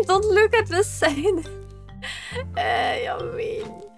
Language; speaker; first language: English; non-native, fluent; French